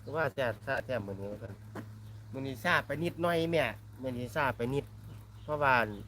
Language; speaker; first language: Thai; native; Thai